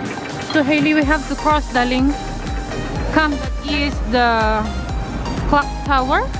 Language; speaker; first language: English; non-native, local second language; Filipino